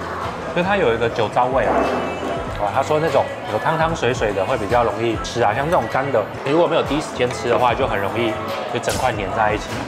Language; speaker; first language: Chinese; native; Chinese